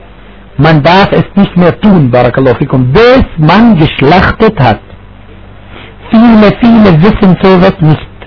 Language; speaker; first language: German; non-native, fluent; Arabic